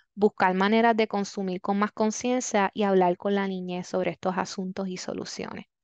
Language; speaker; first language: Spanish; native; Spanish